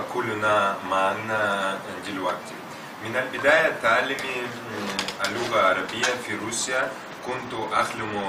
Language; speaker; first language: Arabic; non-native, learner; Russian